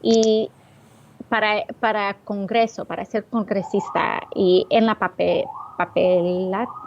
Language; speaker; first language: Spanish; early bilingual, heritage; English